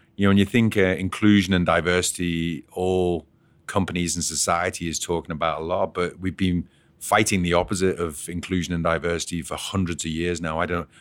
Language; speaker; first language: English; native; English